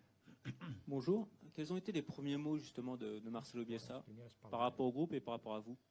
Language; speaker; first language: French; native; French